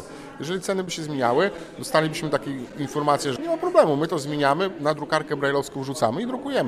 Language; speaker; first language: Polish; native; Polish